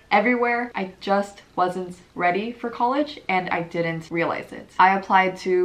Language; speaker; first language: English; native; English